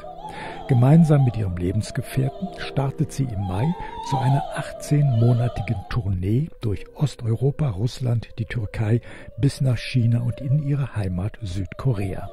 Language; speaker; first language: German; native; German